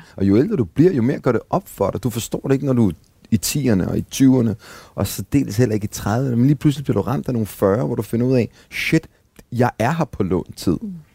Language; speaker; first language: Danish; native; Danish